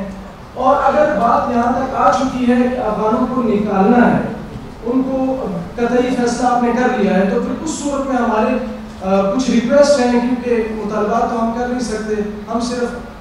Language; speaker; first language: Urdu; non-native, local second language; Pashto